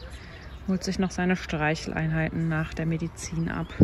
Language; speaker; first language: German; native; German